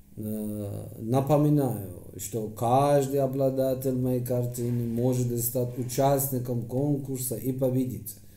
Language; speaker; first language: Russian; non-native, fluent; Persian